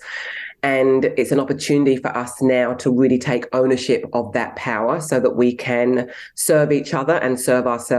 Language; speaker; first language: English; native; English